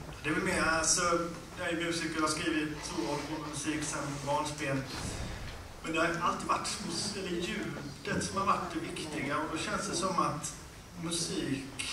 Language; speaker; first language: Swedish; native; Swedish